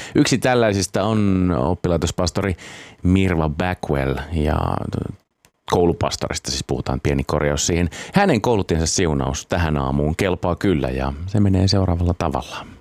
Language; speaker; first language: Finnish; native; Finnish